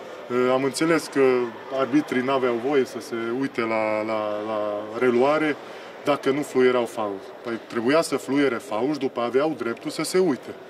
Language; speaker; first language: Romanian; non-native, local second language; Hungarian